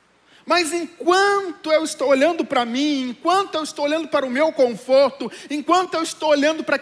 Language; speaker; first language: Portuguese; native; Portuguese